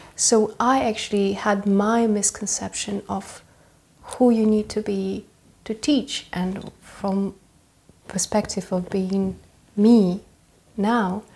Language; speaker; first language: English; early bilingual, other home language; Russian